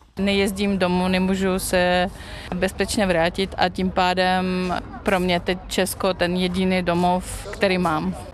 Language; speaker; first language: Czech; non-native, fluent; Russian